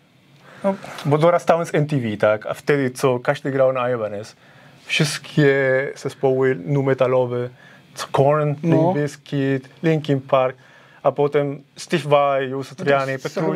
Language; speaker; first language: Polish; non-native, fluent; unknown